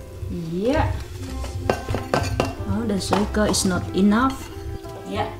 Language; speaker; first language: Dutch; non-native, learner; Indonesian